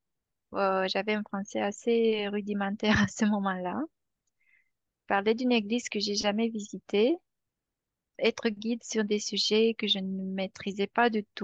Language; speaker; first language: French; non-native, fluent; Romanian